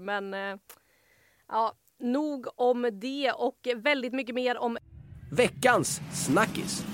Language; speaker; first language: Swedish; native; Swedish